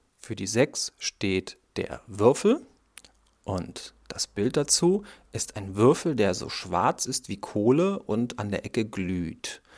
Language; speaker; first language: German; native; German